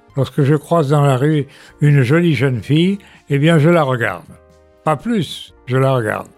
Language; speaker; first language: French; native; French